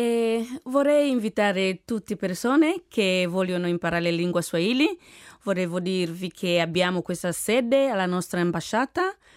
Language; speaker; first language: Italian; non-native, fluent; Swahili